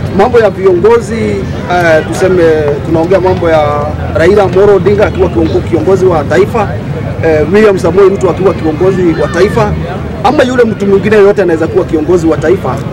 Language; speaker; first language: Swahili; non-native, local second language; Kikuyu